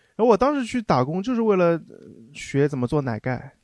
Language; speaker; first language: Chinese; non-native, local second language; Wu Chinese